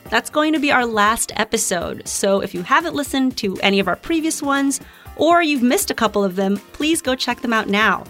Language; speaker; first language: English; non-native, local second language; Filipino